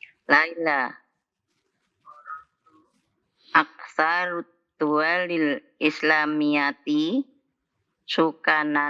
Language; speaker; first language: Arabic; non-native, learner; Indonesian